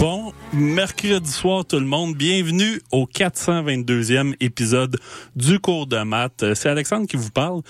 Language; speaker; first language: French; native; French